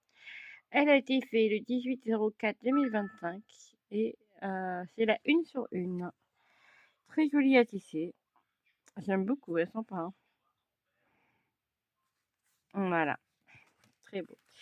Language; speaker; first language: French; native; French